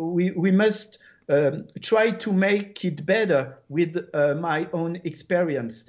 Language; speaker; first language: English; non-native, learner; French